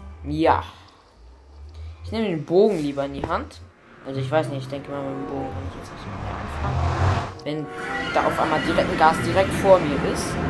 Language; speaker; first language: German; native; German